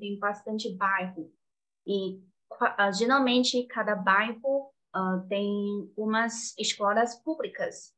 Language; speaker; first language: Portuguese; non-native, fluent; Chinese